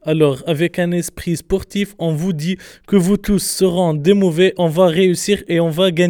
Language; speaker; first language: French; non-native, fluent; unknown